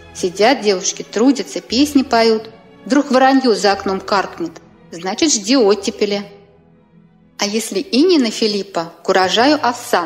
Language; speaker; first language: Russian; native; Russian